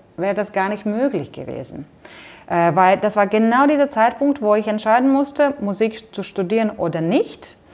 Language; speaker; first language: German; non-native, fluent; Latvian